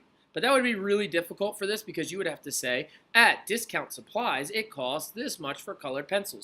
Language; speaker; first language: English; native; English